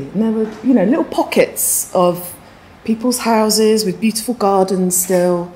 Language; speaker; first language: English; native; English